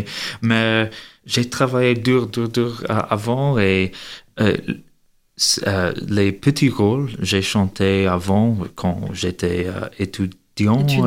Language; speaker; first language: French; non-native, learner; English